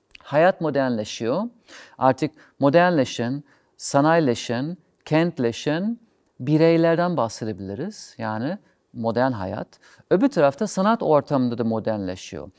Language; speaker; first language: Turkish; non-native, fluent; German